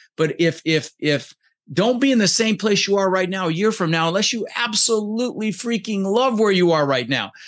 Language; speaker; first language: English; early bilingual, other home language; Dutch